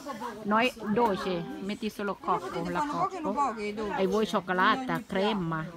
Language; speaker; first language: Italian; non-native, learner; Thai